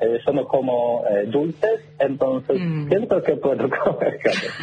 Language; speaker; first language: Spanish; non-native, learner; Polish